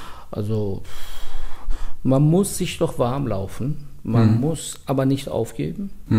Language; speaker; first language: German; non-native, fluent; Persian